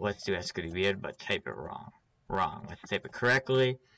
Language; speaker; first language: English; native; English